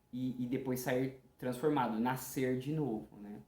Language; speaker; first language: Portuguese; native; Portuguese